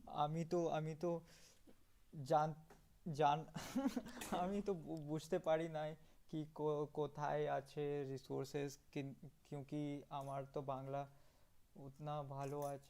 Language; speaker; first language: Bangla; non-native, learner; Hindi